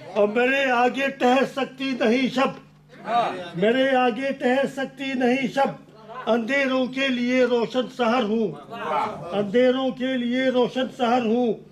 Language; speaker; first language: Urdu; non-native, local second language; Pashto